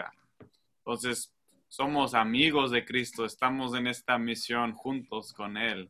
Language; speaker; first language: Spanish; non-native, fluent; English